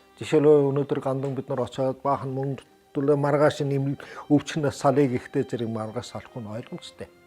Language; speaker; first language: Mongolian; early bilingual, heritage; Mongolian